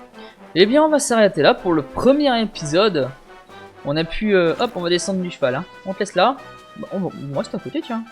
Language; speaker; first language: French; native; French